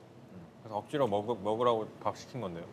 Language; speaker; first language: Korean; native; Korean